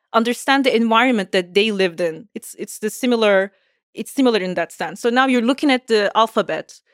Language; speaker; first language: English; non-native, fluent; Turkish